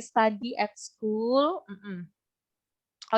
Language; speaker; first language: English; non-native, fluent; Indonesian